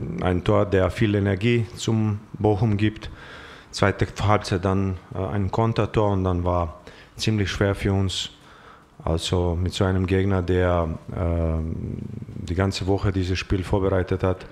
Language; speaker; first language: German; non-native, fluent; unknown